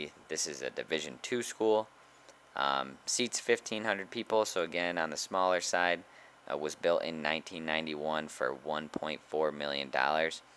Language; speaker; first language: English; native; English